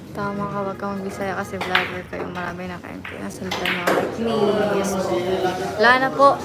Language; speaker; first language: Filipino; non-native, local second language; Cebuano